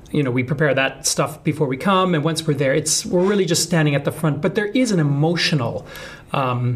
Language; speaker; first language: English; native; English